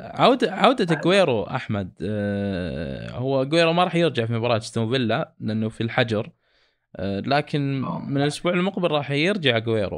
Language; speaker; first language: Arabic; native; Arabic